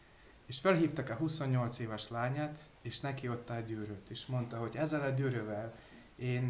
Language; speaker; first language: Hungarian; non-native, learner; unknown